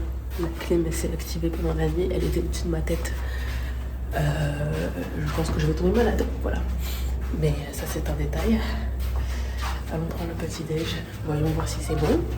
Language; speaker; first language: French; native; French